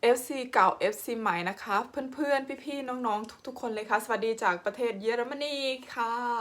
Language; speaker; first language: Thai; non-native, local second language; Khmer